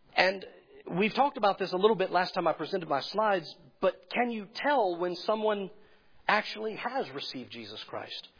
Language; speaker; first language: English; native; English